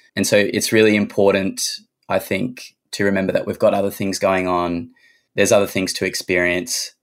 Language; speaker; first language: English; native; English